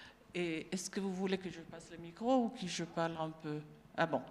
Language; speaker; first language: French; non-native, fluent; Italian